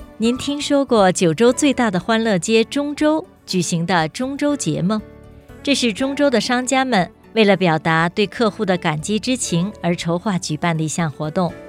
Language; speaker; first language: Chinese; native; Chinese